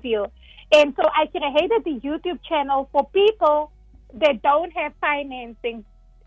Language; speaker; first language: English; non-native, local second language; Dutch